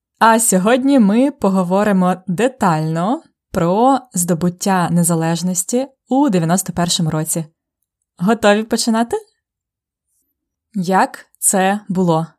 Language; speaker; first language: Ukrainian; native; Ukrainian